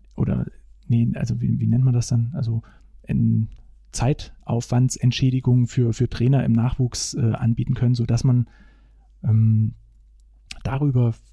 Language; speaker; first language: German; native; German